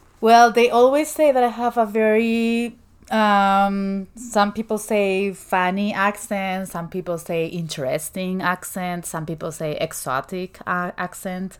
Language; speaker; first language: English; non-native, fluent; Spanish